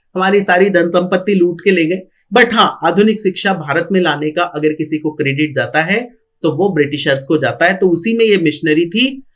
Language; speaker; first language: Hindi; non-native, local second language; Marathi